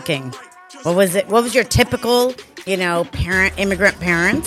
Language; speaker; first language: English; non-native, fluent; Spanish